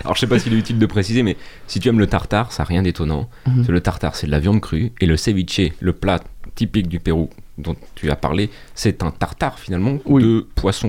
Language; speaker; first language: French; native; French